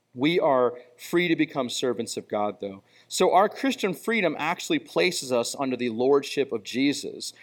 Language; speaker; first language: English; native; English